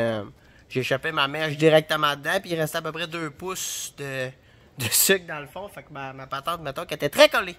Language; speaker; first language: French; native; French